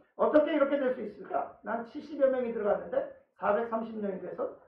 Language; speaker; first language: Korean; native; Korean